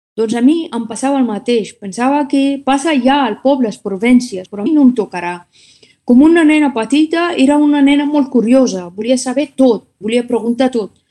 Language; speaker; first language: Catalan; non-native, fluent; Persian